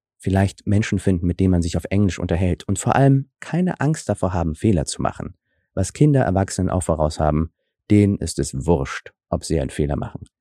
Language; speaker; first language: German; early bilingual, other home language; Russian